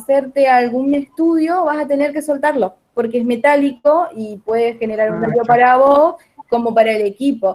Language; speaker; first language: Spanish; native; Spanish